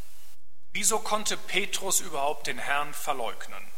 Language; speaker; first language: German; native; German